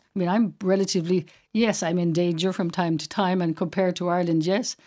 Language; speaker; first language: English; native; English